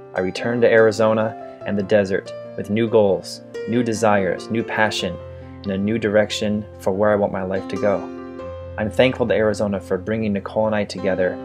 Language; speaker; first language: English; native; English